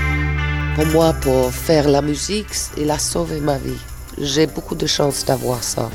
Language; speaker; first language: French; non-native, fluent; English